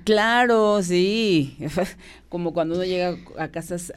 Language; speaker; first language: Spanish; native; Spanish